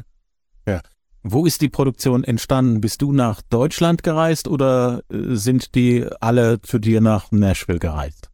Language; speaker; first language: German; native; German